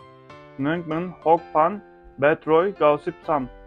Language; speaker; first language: Thai; non-native, learner; Turkish